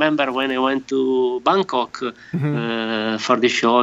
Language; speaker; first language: English; non-native, learner; Italian